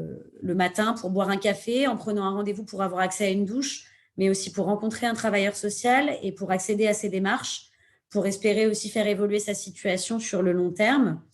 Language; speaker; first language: French; native; French